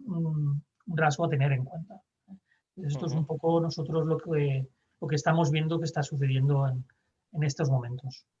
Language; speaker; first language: Spanish; native; Spanish